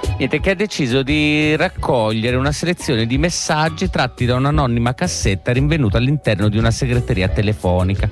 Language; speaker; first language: Italian; native; Italian